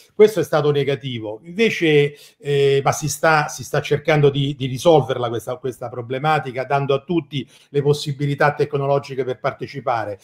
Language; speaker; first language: Italian; native; Italian